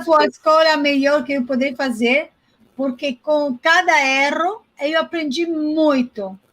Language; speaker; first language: Portuguese; non-native, fluent; Italian